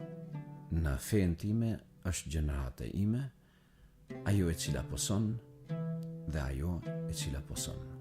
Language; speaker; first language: Albanian; native; Albanian